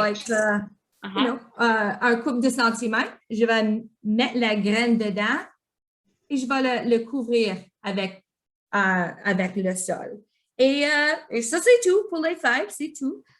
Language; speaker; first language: French; non-native, local second language; English